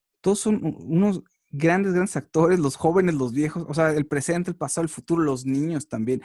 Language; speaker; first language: Spanish; native; Spanish